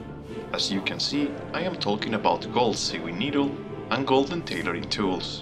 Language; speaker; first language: English; non-native, fluent; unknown